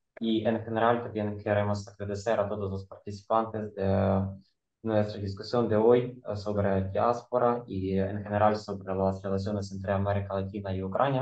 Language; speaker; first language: Spanish; non-native, fluent; Ukrainian